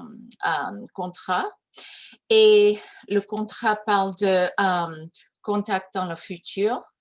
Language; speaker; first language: French; early bilingual, heritage; English